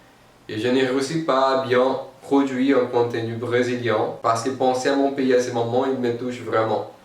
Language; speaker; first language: French; non-native, fluent; Portuguese